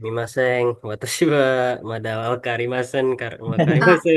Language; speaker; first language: Japanese; non-native, learner; Indonesian